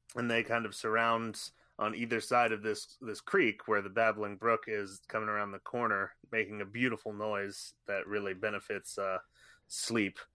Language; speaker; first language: English; native; English